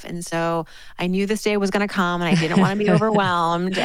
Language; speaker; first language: English; native; English